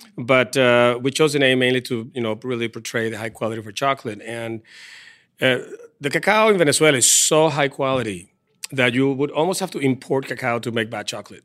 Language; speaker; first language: English; non-native, fluent; Spanish